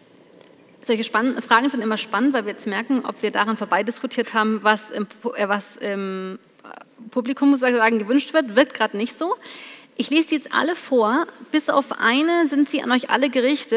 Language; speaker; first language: German; native; German